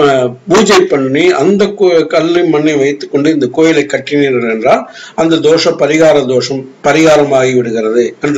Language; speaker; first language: Tamil; native; Tamil